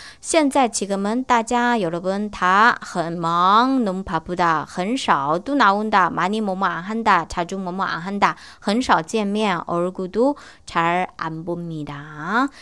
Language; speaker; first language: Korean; non-native, learner; Chinese